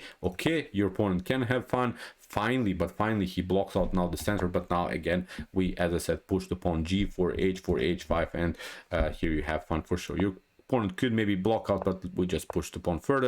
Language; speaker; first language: English; non-native, fluent; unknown